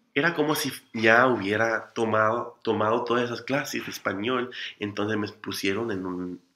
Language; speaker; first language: Spanish; non-native, fluent; English